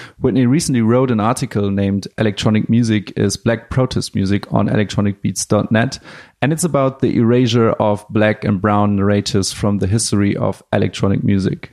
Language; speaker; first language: English; non-native, fluent; German